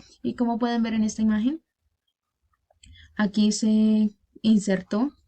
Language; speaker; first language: Spanish; native; Spanish